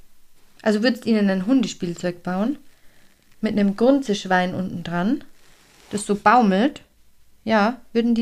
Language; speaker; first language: German; native; German